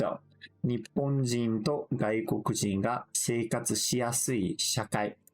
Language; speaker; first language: Japanese; non-native, fluent; English